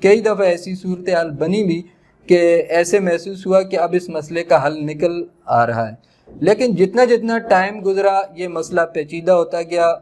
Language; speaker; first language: Urdu; native; Urdu